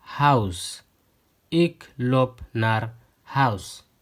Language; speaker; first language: Dutch; non-native, fluent; Tigrinya